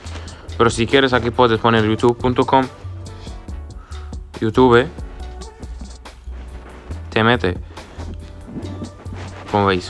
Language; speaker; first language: Spanish; native; Spanish